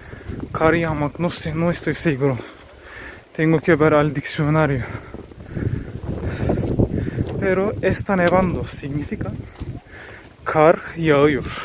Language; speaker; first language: Spanish; non-native, learner; Turkish